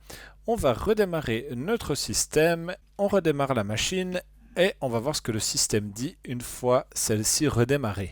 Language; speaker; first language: French; native; French